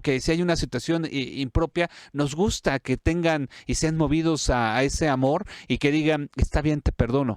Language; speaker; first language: Spanish; native; Spanish